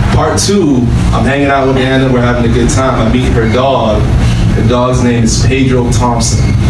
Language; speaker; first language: English; native; English